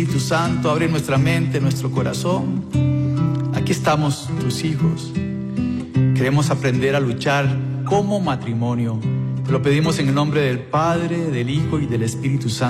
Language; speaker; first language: Spanish; native; Spanish